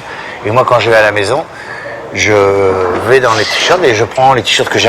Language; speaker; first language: French; native; French